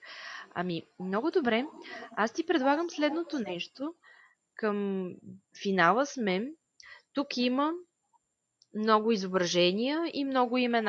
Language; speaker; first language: Bulgarian; native; Bulgarian